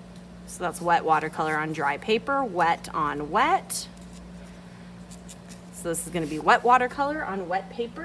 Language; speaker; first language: English; native; English